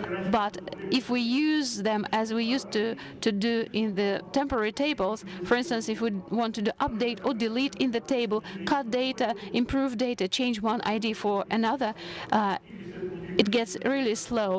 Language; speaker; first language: English; non-native, fluent; Russian